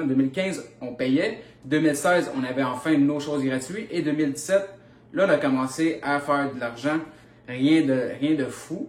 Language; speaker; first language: French; native; French